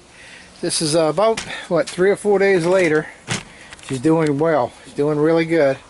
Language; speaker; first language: English; native; English